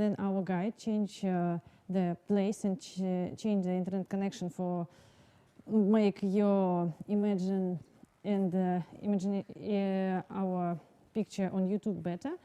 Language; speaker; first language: English; non-native, learner; Russian